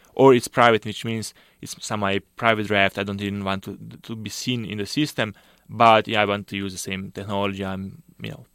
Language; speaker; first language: English; non-native, fluent; Slovenian